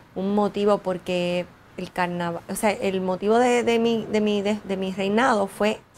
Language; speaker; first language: Spanish; native; Spanish